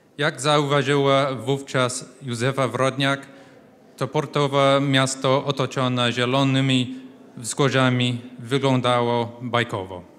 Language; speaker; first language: Polish; non-native, fluent; English